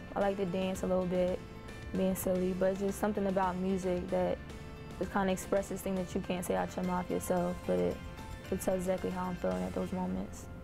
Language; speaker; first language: English; native; English